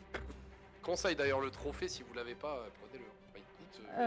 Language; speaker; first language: French; native; French